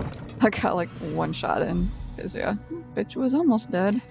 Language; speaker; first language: English; native; English